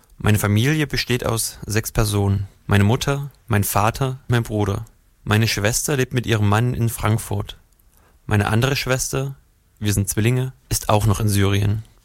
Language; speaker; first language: German; native; German